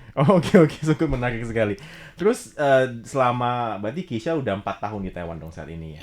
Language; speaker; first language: Indonesian; native; Indonesian